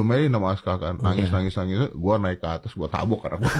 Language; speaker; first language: Indonesian; native; Indonesian